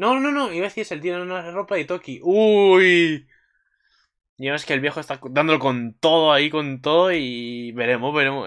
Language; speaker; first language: Spanish; native; Spanish